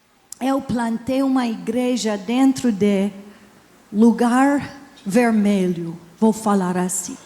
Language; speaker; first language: Portuguese; non-native, learner; English